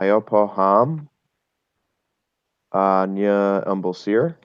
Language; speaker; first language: Albanian; non-native, learner; English